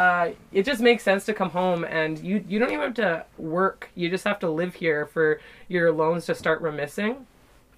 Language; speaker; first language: English; native; English